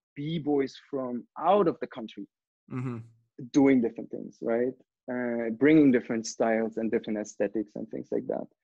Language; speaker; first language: English; non-native, fluent; German